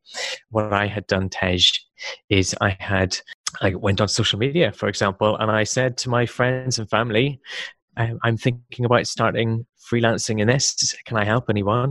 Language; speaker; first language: English; native; English